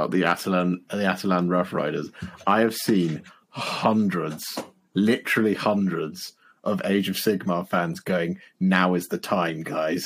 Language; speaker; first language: English; native; English